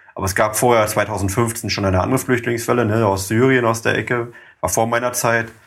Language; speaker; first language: German; native; German